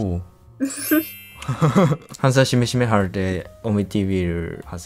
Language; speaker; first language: Korean; non-native, learner; Japanese